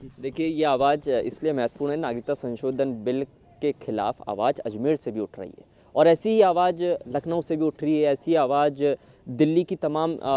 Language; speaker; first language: Hindi; native; Hindi